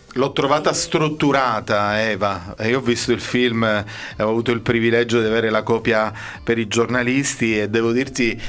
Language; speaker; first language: Italian; native; Italian